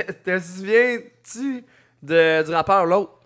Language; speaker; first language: French; native; French